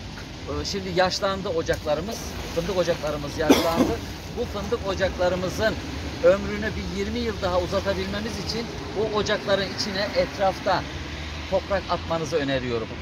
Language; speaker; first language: Turkish; native; Turkish